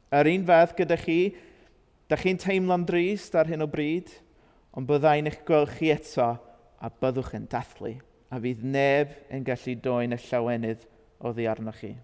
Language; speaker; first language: Welsh; non-native, fluent; English